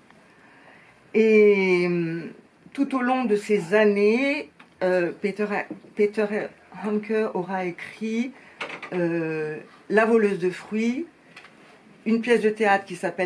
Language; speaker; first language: French; native; French